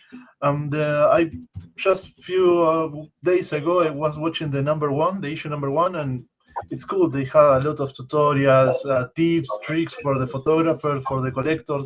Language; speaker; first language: English; non-native, fluent; Spanish